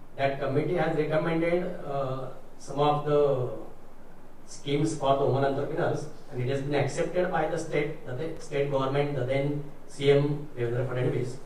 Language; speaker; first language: English; non-native, local second language; Marathi